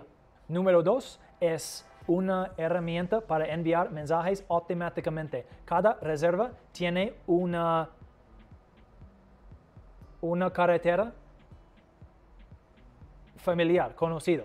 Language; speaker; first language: Spanish; non-native, fluent; English